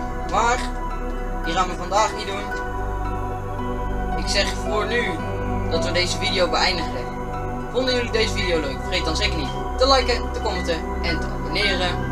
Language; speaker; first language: Dutch; native; Dutch